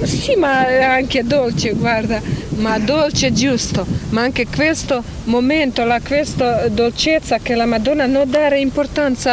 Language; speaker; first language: Italian; non-native, learner; Croatian